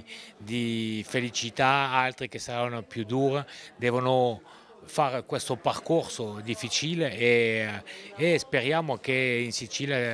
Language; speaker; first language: Italian; non-native, fluent; French